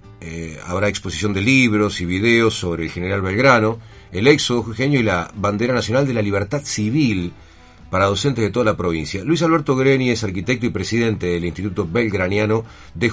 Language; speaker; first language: Spanish; native; Spanish